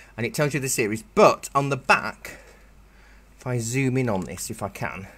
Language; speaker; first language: English; native; English